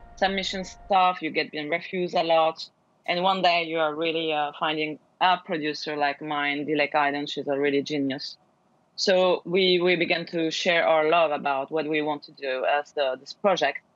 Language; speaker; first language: English; non-native, learner; Turkish